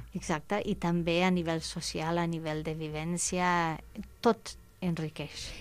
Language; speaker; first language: Catalan; non-native, fluent; English